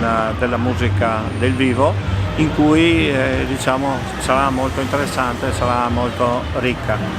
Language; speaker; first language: Italian; native; Italian